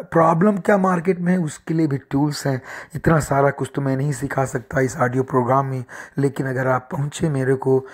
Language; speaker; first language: Hindi; native; Hindi